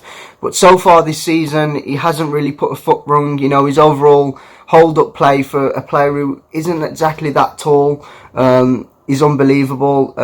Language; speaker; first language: English; native; English